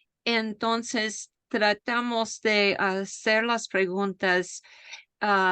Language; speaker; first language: Spanish; non-native, fluent; English